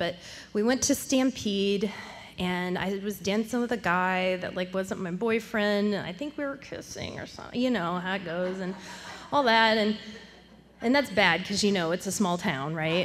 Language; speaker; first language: English; native; English